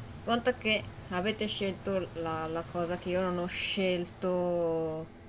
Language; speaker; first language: Italian; native; Italian